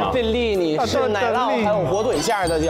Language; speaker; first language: Chinese; non-native, fluent; Italian